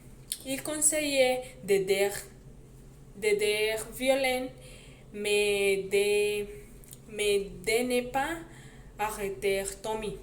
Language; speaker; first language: French; non-native, learner; Spanish